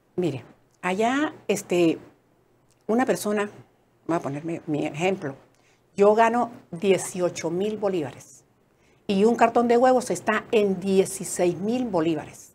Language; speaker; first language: Spanish; native; Spanish